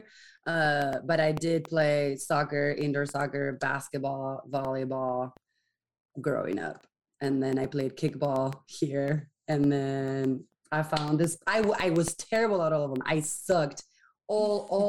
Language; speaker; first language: English; non-native, fluent; Spanish